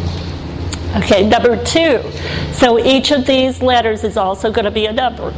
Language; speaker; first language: English; native; English